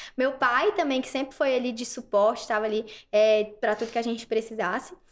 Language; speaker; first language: Portuguese; native; Portuguese